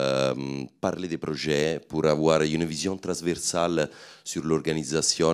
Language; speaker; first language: French; non-native, fluent; Italian